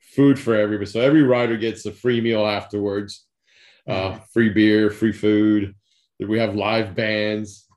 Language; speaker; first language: English; early bilingual, other home language; Spanish